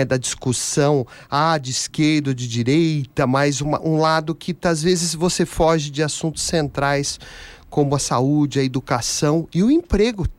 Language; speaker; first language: Portuguese; native; Portuguese